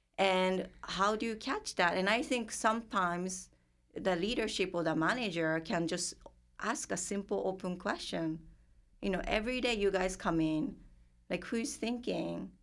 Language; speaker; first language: English; non-native, fluent; Japanese